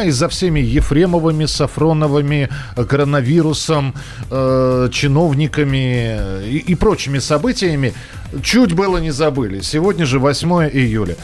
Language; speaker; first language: Russian; native; Russian